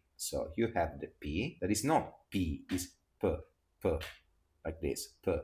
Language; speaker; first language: English; non-native, fluent; Italian